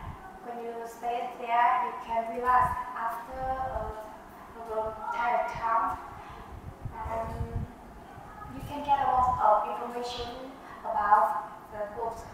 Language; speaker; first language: English; non-native, learner; Vietnamese